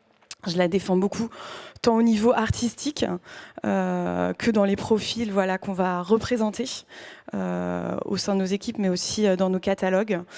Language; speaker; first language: French; native; French